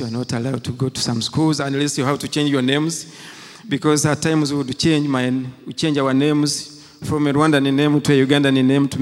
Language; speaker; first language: English; non-native, local second language; Kinyarwanda